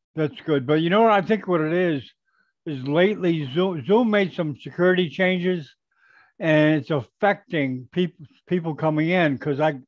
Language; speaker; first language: English; native; English